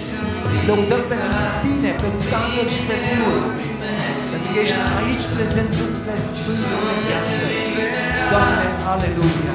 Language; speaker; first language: Romanian; native; Romanian